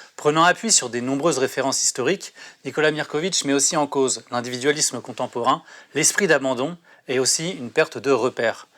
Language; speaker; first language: French; native; French